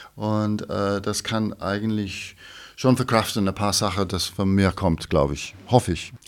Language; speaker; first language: German; non-native, fluent; English